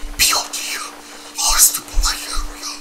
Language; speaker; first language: English; native; English